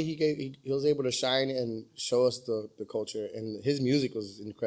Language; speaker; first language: English; native; English